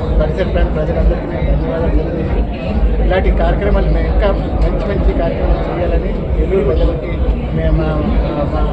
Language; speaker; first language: Telugu; native; Telugu